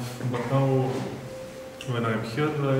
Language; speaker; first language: English; non-native, fluent; Bulgarian